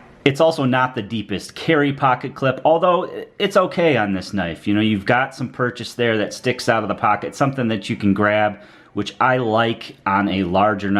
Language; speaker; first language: English; native; English